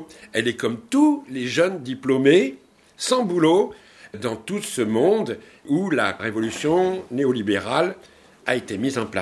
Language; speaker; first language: French; native; French